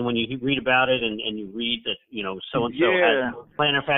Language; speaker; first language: English; native; English